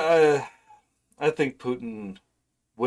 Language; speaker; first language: English; native; English